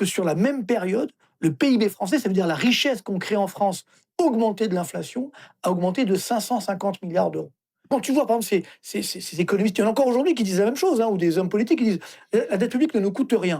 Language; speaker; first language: French; native; French